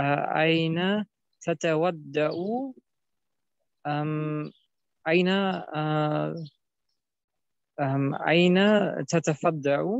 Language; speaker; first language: Arabic; non-native, learner; German